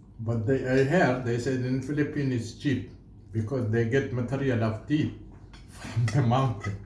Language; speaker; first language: English; non-native, learner; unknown